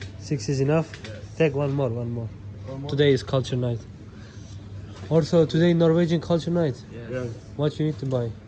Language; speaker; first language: English; non-native, learner; Turkish